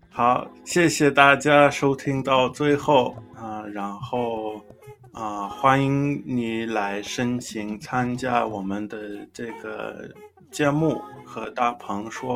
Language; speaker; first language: Chinese; non-native, fluent; English